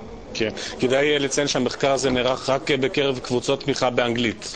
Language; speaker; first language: Hebrew; native; Hebrew